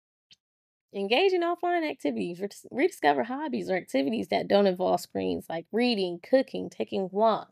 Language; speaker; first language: English; native; English